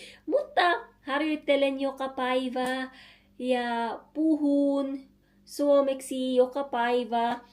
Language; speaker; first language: Finnish; non-native, learner; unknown